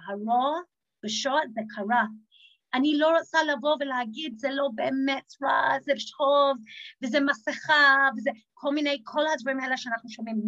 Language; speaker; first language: Hebrew; non-native, fluent; English